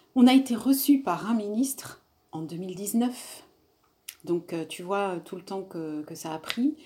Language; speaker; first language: French; native; French